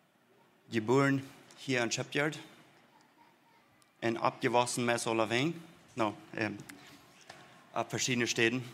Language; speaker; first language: German; non-native, learner; Plautdietsch